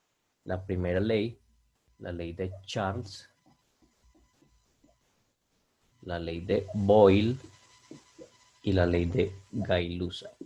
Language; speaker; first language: Spanish; native; Spanish